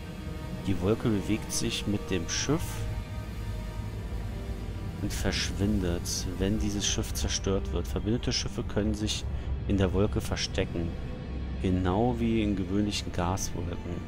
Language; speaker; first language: German; native; German